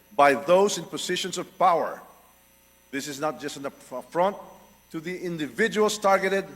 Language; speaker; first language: English; non-native, local second language; Filipino